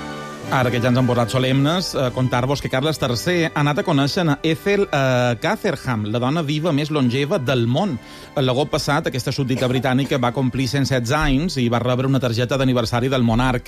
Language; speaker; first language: Catalan; native; Catalan